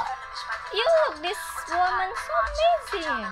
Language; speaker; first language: English; non-native, learner; Indonesian